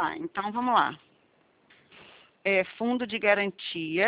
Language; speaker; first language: Portuguese; native; Portuguese